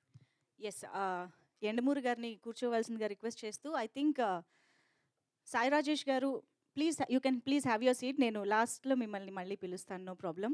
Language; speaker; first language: Telugu; native; Telugu